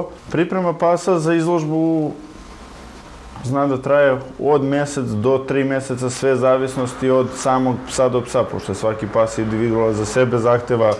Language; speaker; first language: Serbian; native; Serbian